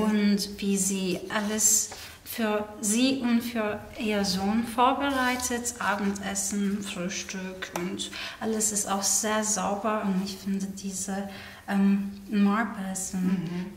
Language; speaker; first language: German; non-native, fluent; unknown